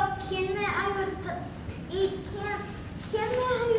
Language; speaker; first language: Spanish; non-native, learner; English